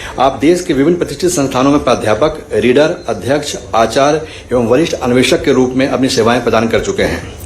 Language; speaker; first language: Hindi; native; Hindi